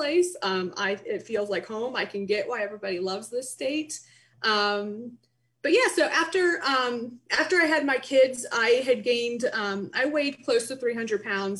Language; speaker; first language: English; native; English